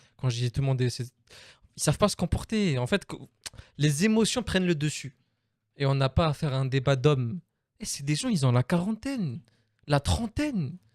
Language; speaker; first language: French; native; French